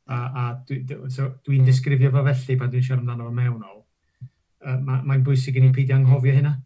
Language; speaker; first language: Welsh; non-native, local second language; English